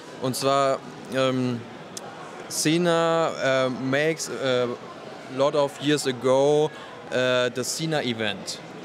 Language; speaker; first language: English; non-native, learner; German